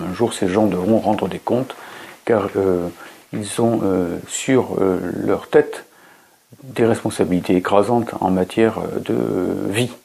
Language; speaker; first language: French; native; French